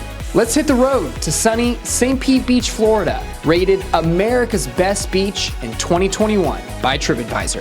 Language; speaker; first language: English; native; English